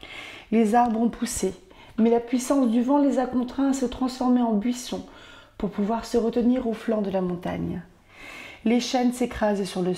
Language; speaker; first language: French; native; French